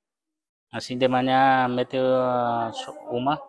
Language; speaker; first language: Portuguese; non-native, learner; Vietnamese